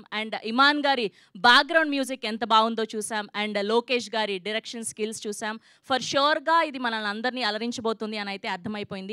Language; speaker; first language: Telugu; native; Telugu